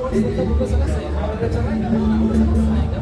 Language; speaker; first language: Indonesian; non-native, learner; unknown